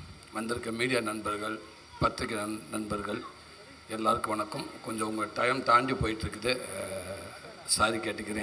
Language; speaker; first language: Tamil; native; Tamil